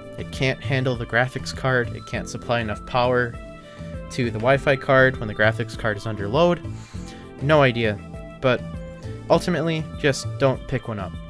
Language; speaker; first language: English; native; English